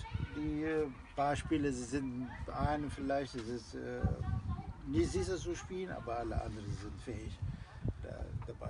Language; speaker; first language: German; non-native, learner; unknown